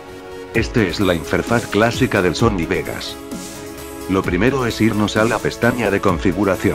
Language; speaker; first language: Spanish; native; Spanish